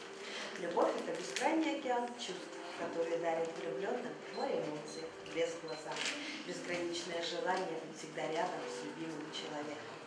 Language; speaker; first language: Russian; native; Russian